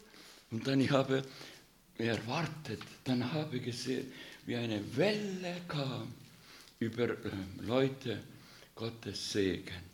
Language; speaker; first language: German; non-native, learner; Russian